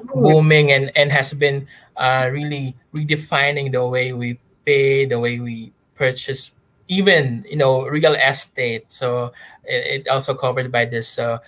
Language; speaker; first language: English; non-native, local second language; Pampanga